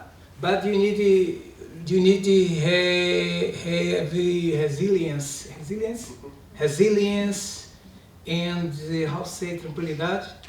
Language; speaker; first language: English; non-native, learner; Portuguese